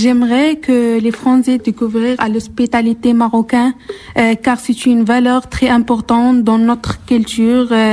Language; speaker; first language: French; non-native, learner; Arabic